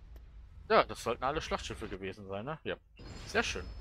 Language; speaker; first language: German; native; German